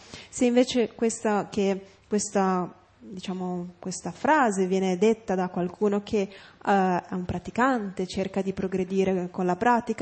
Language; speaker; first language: Italian; native; Italian